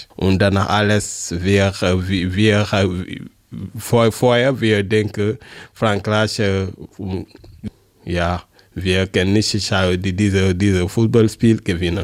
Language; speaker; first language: German; non-native, learner; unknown